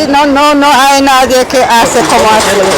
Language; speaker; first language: Spanish; non-native, learner; English